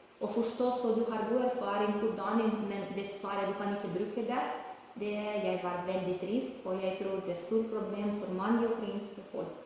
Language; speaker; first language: Norwegian; non-native, learner; Ukrainian